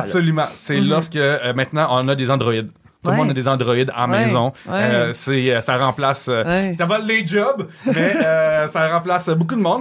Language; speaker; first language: French; native; French